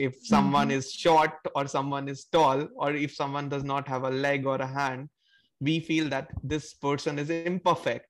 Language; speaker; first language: English; non-native, local second language; Hindi